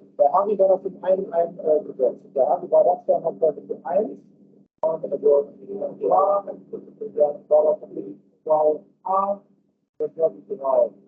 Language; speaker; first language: German; native; German